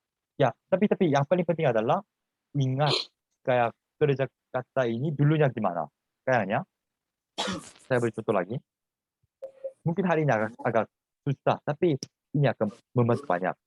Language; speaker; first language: Indonesian; non-native, fluent; Korean